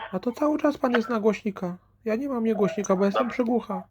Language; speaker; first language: Polish; native; Polish